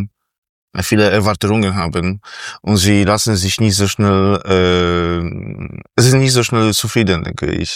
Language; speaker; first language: German; non-native, fluent; Polish